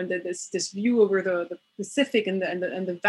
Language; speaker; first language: English; non-native, fluent; French